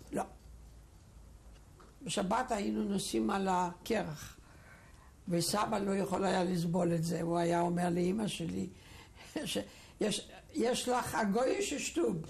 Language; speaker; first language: Hebrew; non-native, fluent; Yiddish